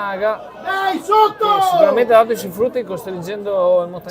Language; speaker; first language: Italian; native; Italian